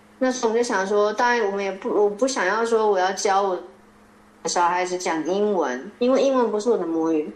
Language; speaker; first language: Chinese; native; Chinese